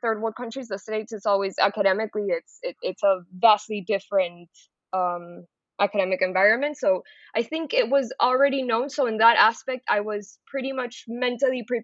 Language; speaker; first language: English; non-native, fluent; Spanish